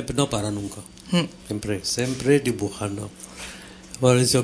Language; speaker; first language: Spanish; non-native, fluent; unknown